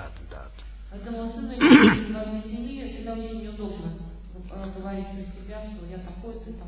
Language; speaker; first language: Russian; native; Russian